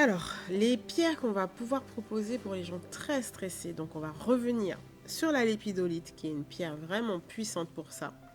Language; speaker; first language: French; native; French